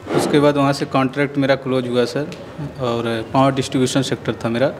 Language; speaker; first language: Hindi; native; Hindi